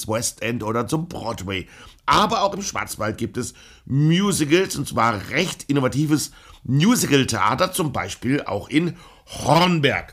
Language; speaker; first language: German; native; German